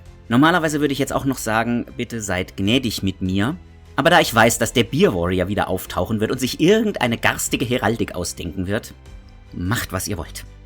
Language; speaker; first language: German; native; German